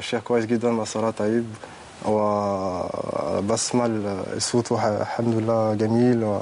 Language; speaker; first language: Arabic; non-native, learner; French